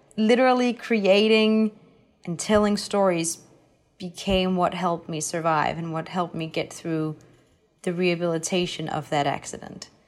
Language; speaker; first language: English; non-native, fluent; Danish